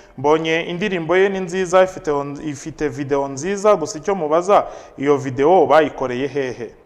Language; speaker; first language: Kinyarwanda; native; Kinyarwanda